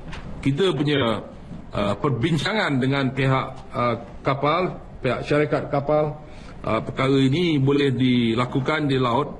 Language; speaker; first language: Malay; native; Malay